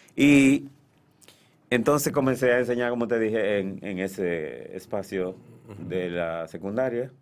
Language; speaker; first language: Spanish; native; Spanish